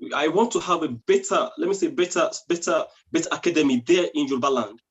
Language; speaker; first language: English; non-native, local second language; Yoruba